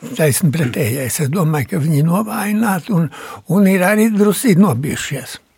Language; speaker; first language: Latvian; early bilingual, heritage; Latvian